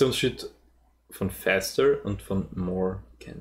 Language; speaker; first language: German; native; German